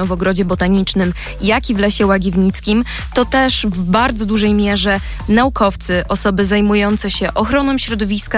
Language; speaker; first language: Polish; native; Polish